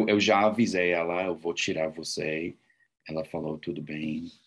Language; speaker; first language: Portuguese; non-native, learner; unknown